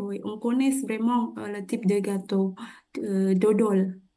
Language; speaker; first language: French; non-native, fluent; Indonesian